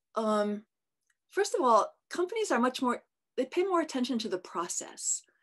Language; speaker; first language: English; native; English